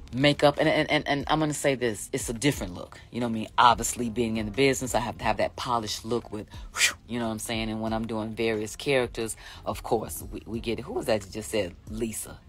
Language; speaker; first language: English; native; English